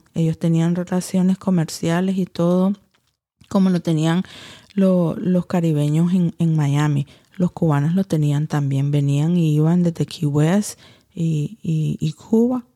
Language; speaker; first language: Spanish; early bilingual, heritage; Spanish